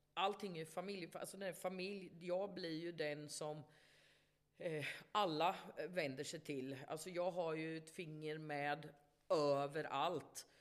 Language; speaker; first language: Swedish; native; Swedish